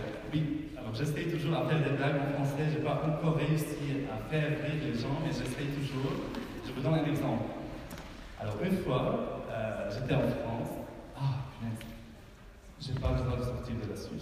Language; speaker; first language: French; non-native, fluent; Arabic